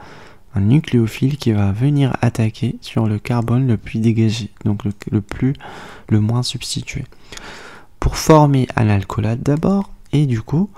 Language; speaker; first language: French; native; French